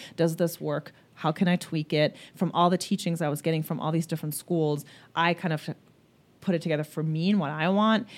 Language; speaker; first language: English; early bilingual, other home language; German